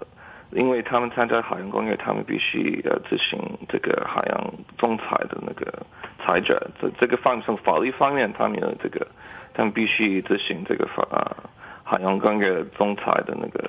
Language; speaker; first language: Chinese; early bilingual, heritage; English